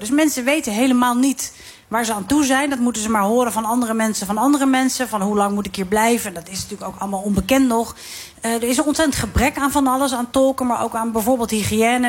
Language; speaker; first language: Dutch; native; Dutch